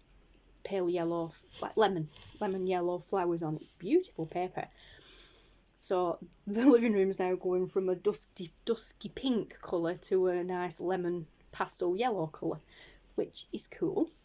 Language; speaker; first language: English; native; English